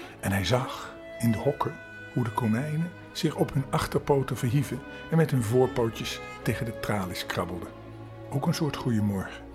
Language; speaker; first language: Dutch; native; Dutch